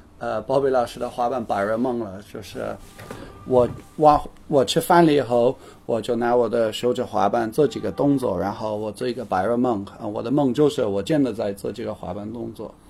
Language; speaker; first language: Chinese; non-native, fluent; English